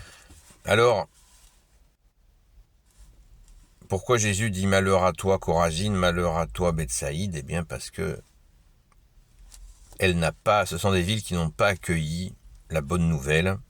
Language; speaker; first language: French; native; French